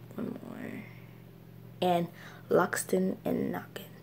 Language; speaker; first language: English; native; English